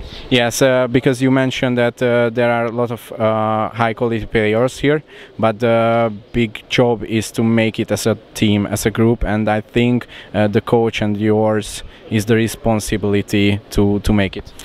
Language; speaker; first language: English; non-native, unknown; Hungarian